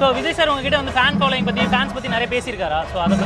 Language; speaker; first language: Tamil; native; Tamil